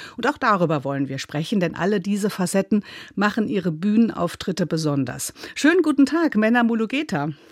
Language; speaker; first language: German; native; German